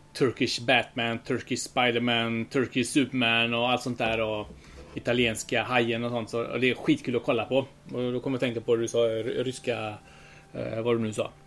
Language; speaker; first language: Swedish; early bilingual, other home language; Spanish